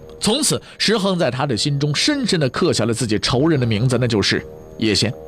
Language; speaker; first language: Chinese; native; Chinese